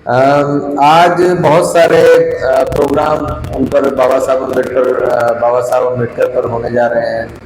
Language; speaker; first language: Hindi; non-native, local second language; Punjabi